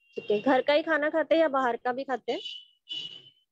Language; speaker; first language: Hindi; native; Hindi